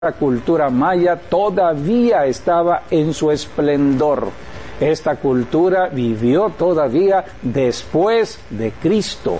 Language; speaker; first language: Spanish; native; Spanish